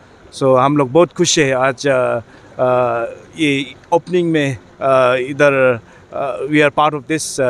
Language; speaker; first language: Hindi; non-native, fluent; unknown